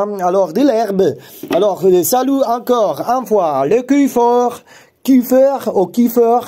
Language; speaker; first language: French; non-native, learner; Polish